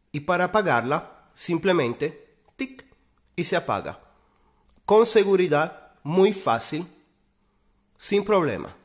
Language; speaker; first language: Spanish; non-native, fluent; Italian